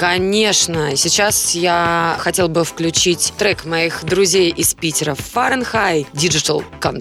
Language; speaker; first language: Russian; native; Russian